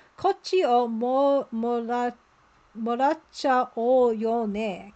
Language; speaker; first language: Japanese; non-native, learner; English